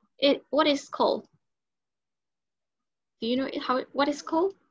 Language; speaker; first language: English; non-native, learner; Vietnamese